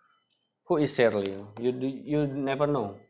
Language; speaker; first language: English; non-native, learner; Indonesian